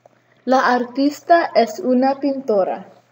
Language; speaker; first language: Spanish; non-native, learner; English